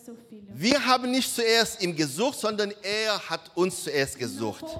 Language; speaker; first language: German; non-native, learner; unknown